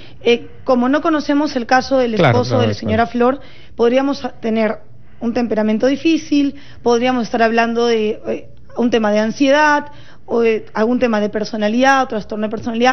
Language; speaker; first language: Spanish; native; Spanish